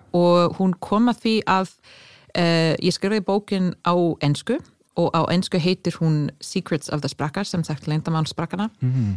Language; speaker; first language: Icelandic; non-native, fluent; English